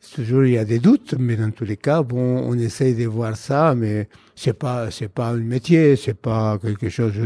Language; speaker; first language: French; non-native, fluent; Spanish